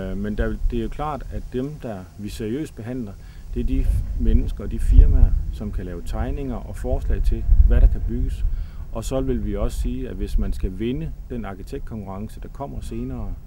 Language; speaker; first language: Danish; native; Danish